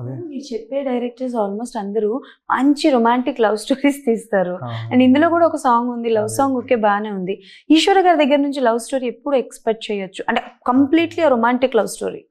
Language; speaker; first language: Telugu; native; Telugu